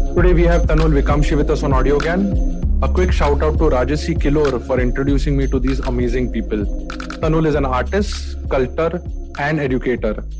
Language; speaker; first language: English; non-native, local second language; Marathi